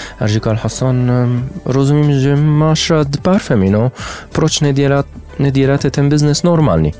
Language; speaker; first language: Czech; non-native, learner; Arabic